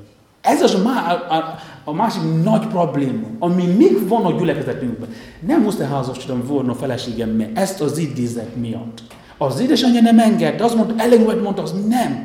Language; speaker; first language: Hungarian; non-native, fluent; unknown